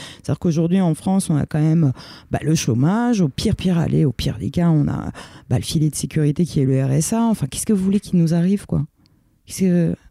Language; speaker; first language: French; early bilingual, other home language; Romanian